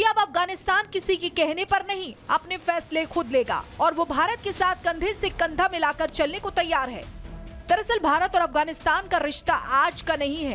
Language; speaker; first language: Hindi; native; Hindi